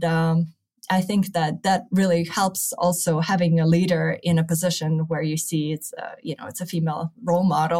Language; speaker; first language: English; early bilingual, other home language; Russian